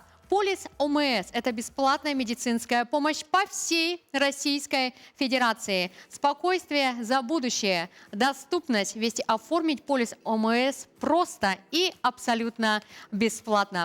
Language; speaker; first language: Russian; native; Russian